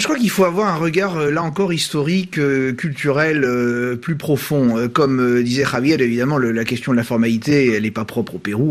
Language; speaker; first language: French; native; French